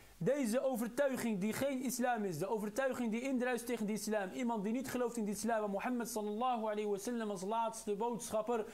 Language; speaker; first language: Dutch; non-native, local second language; Arabic